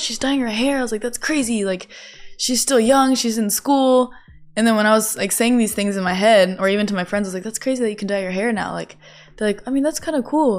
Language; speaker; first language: English; early bilingual, other home language; Japanese